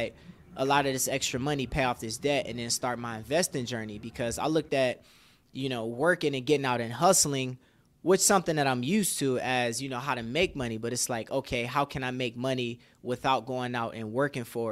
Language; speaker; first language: English; native; English